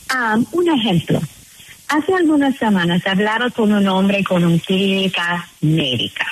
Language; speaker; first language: Spanish; non-native, fluent; English